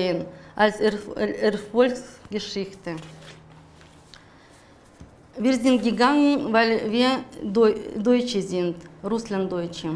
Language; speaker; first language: German; non-native, fluent; Russian